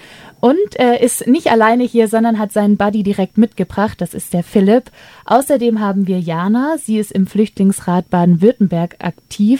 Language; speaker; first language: German; native; German